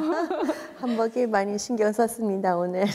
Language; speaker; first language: Korean; non-native, fluent; English